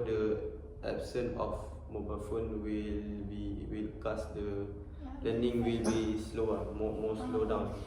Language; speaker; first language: English; non-native, learner; Malay